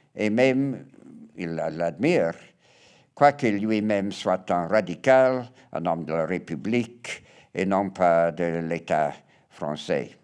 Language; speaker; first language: French; non-native, learner; English